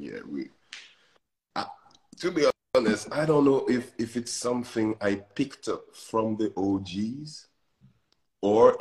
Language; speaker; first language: English; non-native, fluent; French